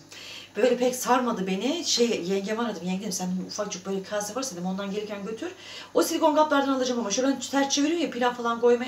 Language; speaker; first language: Turkish; native; Turkish